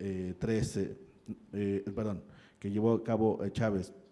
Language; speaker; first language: Spanish; native; Spanish